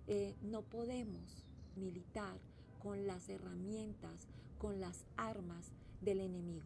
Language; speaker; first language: Spanish; native; Spanish